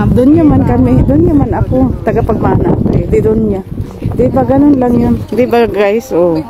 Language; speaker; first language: Filipino; native; Filipino